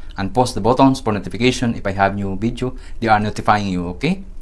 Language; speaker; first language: English; non-native, local second language; Filipino